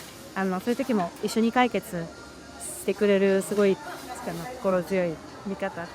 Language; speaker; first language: Japanese; native; Japanese